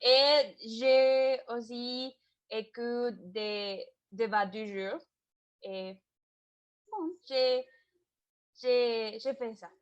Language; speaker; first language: French; non-native, learner; Spanish